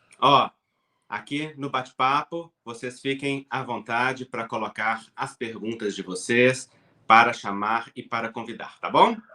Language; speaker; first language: Portuguese; native; Portuguese